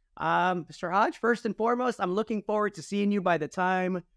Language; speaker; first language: English; native; English